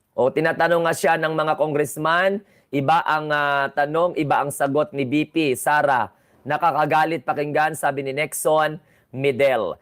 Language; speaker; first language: Filipino; non-native, local second language; Cebuano